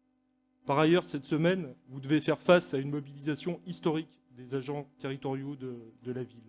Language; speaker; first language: French; native; French